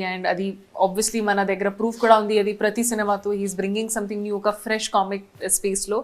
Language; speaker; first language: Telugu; non-native, learner; Hindi